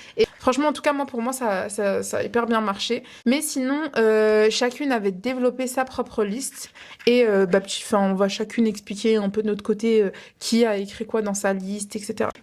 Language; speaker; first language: French; native; French